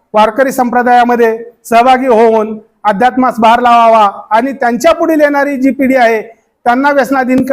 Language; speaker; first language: Marathi; native; Marathi